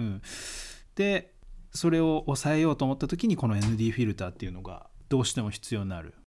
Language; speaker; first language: Japanese; native; Japanese